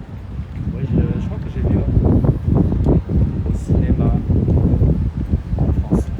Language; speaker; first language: French; non-native, learner; Japanese